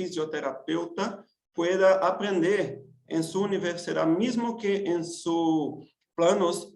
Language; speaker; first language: Spanish; non-native, fluent; Portuguese